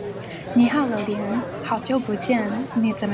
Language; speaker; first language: Chinese; non-native, learner; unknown